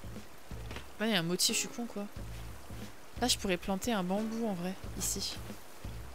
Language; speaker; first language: French; native; French